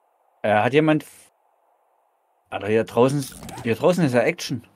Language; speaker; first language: German; native; German